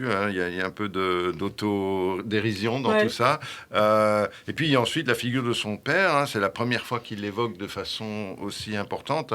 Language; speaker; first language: French; native; French